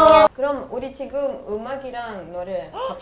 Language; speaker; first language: Korean; non-native, learner; Spanish